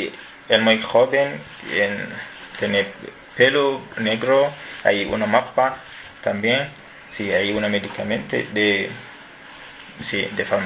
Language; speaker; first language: Spanish; non-native, learner; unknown